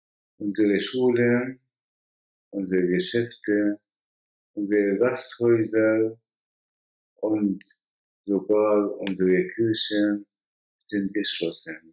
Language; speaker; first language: German; non-native, fluent; Arabic